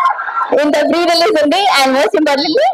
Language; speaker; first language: Telugu; non-native, fluent; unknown